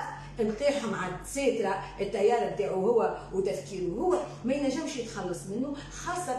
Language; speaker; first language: Arabic; native; Arabic